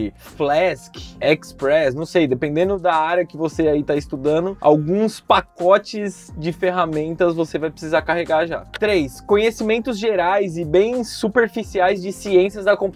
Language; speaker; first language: Portuguese; native; Portuguese